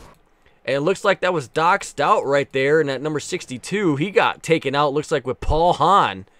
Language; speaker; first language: English; native; English